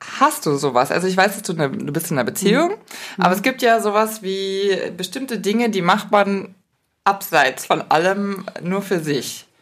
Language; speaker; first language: German; native; German